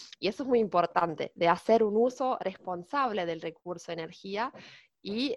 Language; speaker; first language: Spanish; non-native, fluent; German